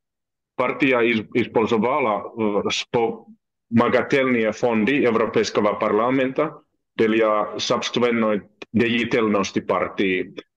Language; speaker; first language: Russian; non-native, learner; Finnish